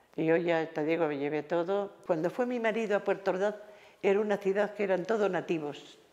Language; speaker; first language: Spanish; native; Spanish